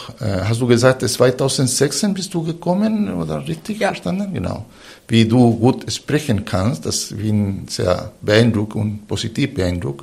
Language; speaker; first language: German; non-native, fluent; Spanish